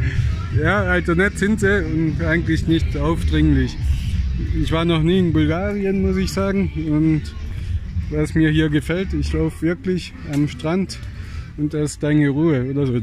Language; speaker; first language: German; native; German